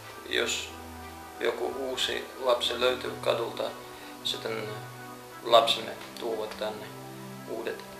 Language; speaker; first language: Finnish; non-native, fluent; Russian